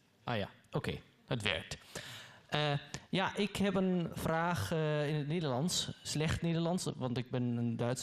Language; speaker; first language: Dutch; non-native, learner; German